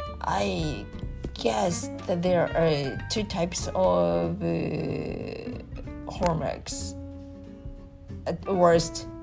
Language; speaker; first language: English; non-native, learner; Japanese